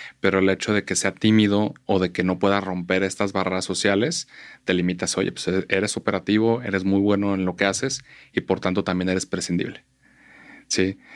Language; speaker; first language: Spanish; native; Spanish